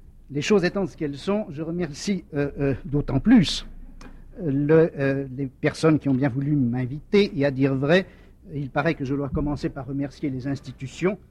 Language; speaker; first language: French; native; French